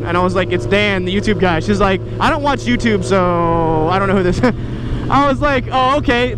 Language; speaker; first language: English; native; English